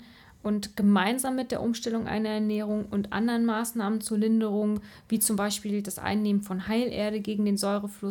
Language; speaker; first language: German; native; German